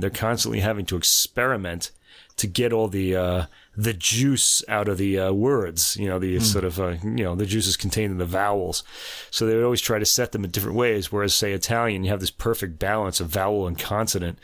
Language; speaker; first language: English; native; English